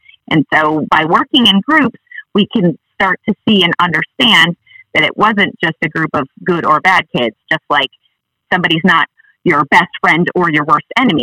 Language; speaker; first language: English; native; English